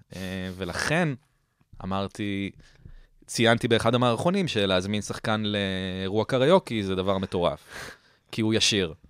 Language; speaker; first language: Hebrew; native; Hebrew